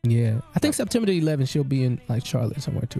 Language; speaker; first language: English; native; English